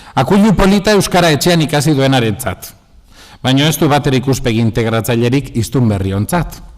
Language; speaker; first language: Basque; non-native, local second language; Spanish